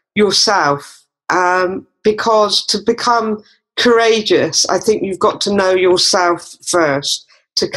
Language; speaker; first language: English; native; English